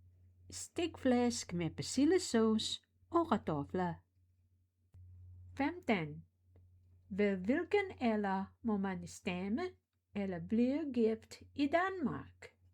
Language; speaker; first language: Danish; non-native, fluent; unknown